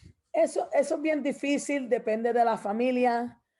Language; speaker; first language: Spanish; early bilingual, heritage; Spanish